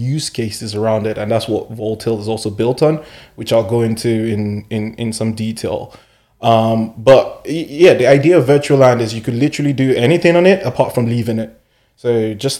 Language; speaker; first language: English; non-native, local second language; Yoruba